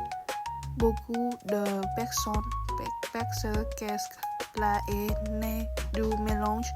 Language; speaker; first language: French; non-native, learner; Vietnamese